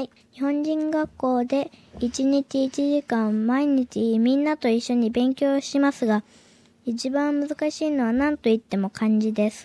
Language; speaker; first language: Japanese; early bilingual, heritage; Japanese